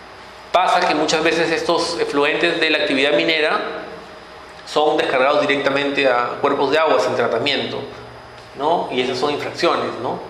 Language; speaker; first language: Spanish; native; Spanish